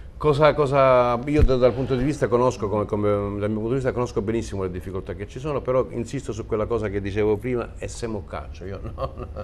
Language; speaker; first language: Italian; native; Italian